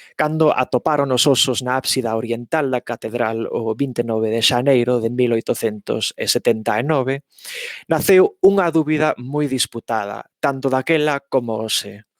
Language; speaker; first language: Galician; non-native, fluent; English